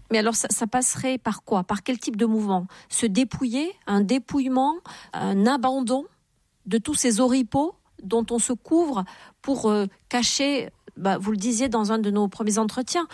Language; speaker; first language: French; native; French